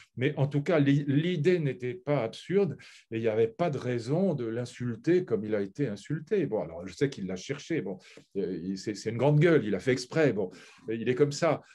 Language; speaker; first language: French; native; French